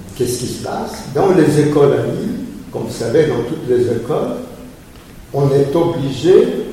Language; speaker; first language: French; early bilingual, other home language; Polish